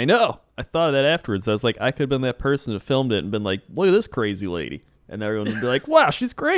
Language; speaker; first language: English; native; English